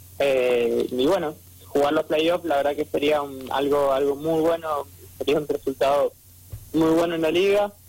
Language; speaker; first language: Spanish; native; Spanish